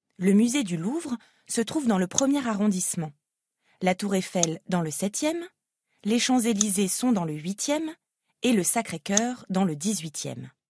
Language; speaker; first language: French; native; French